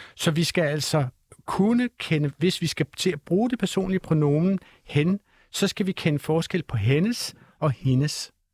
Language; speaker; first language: Danish; native; Danish